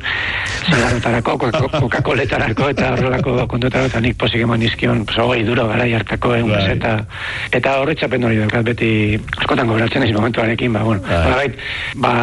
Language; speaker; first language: Basque; native; Basque